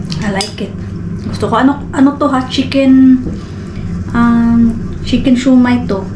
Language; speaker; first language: Filipino; non-native, local second language; Cebuano